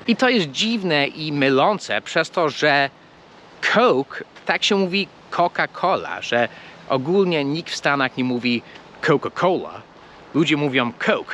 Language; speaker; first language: Polish; non-native, fluent; English